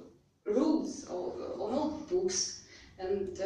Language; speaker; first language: English; non-native, learner; Russian